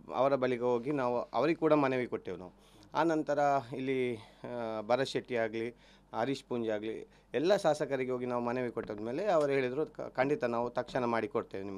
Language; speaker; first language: Kannada; non-native, local second language; Tulu